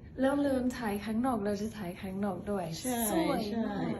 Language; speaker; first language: Thai; non-native, learner; Filipino